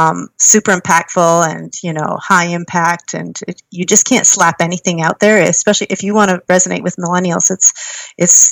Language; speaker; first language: English; native; English